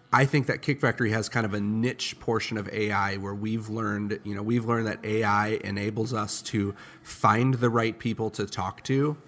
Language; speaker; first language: English; native; English